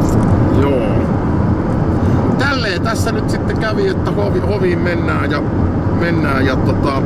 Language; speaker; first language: Finnish; native; Finnish